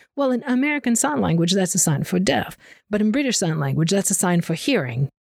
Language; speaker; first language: English; non-native, fluent; Ukrainian